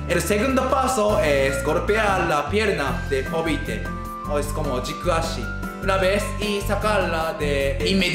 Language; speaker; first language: Spanish; non-native, learner; Japanese